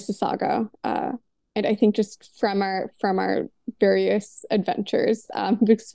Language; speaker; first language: English; non-native, local second language; Urdu